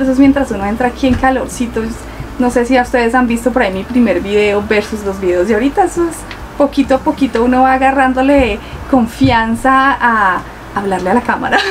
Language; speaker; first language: Spanish; native; Spanish